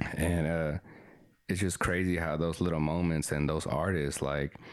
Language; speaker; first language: English; early bilingual, other home language; Spanish